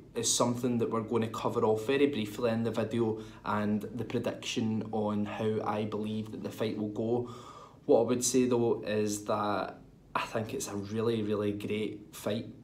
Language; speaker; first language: English; native; English